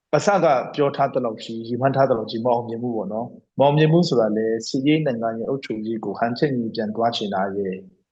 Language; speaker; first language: Burmese; non-native, local second language; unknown